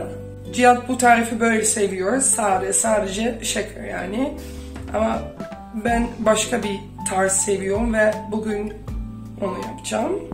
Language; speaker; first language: Turkish; early bilingual, heritage; Dutch